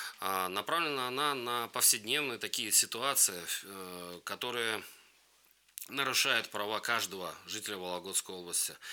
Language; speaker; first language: Russian; native; Russian